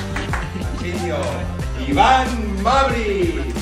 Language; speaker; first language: Spanish; native; Spanish